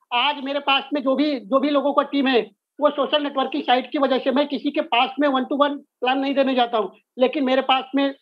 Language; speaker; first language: Hindi; native; Hindi